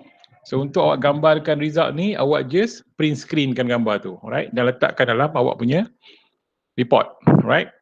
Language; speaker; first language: Malay; native; Malay